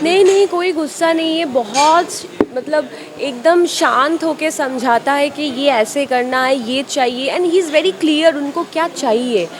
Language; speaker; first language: Hindi; non-native, local second language; Bangla